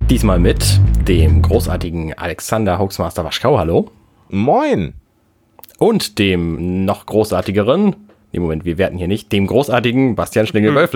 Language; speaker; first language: German; native; German